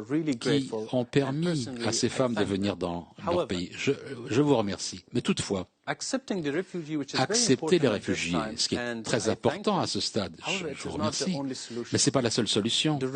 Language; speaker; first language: French; non-native, fluent; Persian